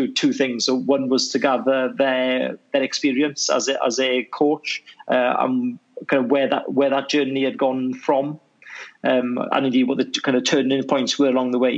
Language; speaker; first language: English; native; English